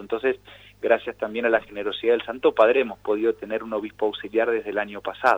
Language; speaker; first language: Spanish; native; Spanish